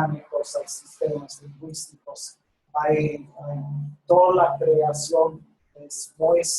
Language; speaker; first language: Spanish; non-native, fluent; English